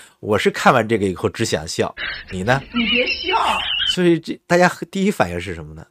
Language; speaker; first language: Chinese; native; Chinese